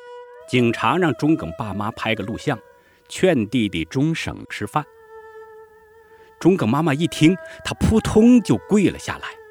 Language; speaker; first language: Chinese; native; Chinese